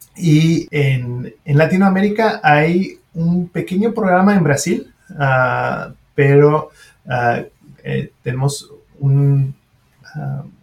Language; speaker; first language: Spanish; non-native, fluent; French